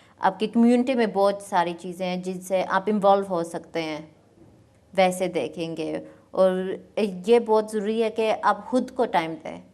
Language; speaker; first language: Urdu; early bilingual, heritage; Urdu